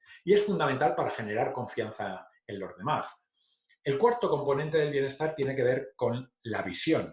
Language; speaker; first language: Spanish; native; Spanish